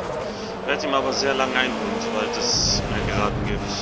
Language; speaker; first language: German; native; German